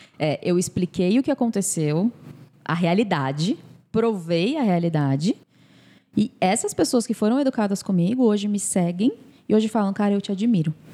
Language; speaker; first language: Portuguese; native; Portuguese